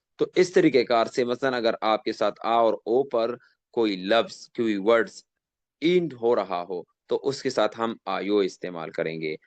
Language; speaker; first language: Urdu; non-native, local second language; Pashto